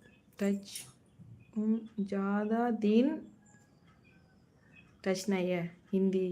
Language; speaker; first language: Hindi; non-native, local second language; Tamil